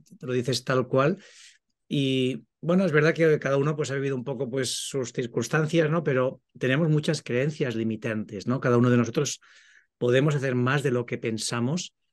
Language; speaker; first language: Spanish; native; Spanish